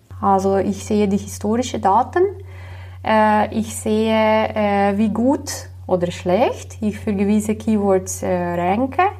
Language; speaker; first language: German; non-native, fluent; Slovenian